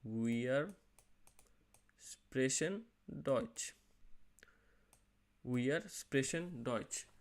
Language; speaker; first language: German; non-native, learner; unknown